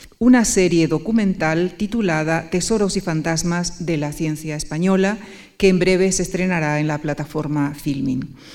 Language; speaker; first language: Spanish; native; Spanish